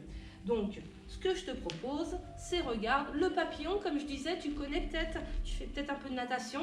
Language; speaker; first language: French; native; French